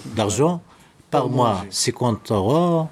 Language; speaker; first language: French; non-native, learner; Arabic